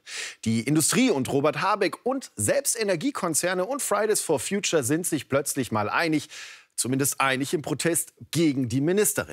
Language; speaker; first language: German; native; German